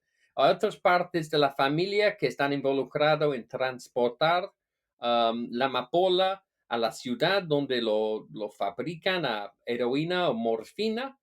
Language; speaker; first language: Spanish; non-native, fluent; English